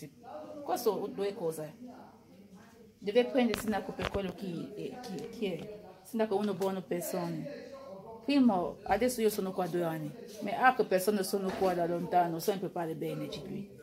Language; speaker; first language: Italian; non-native, learner; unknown